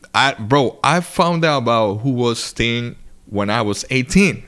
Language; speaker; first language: English; non-native, fluent; Spanish